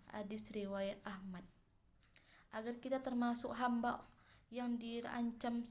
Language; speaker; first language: Indonesian; native; Indonesian